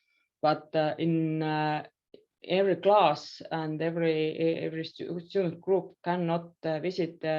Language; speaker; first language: English; non-native, fluent; Estonian